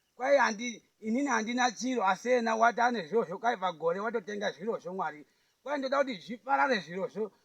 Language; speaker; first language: Shona; native; Shona